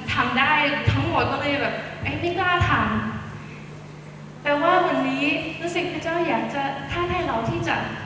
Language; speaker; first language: Thai; non-native, fluent; English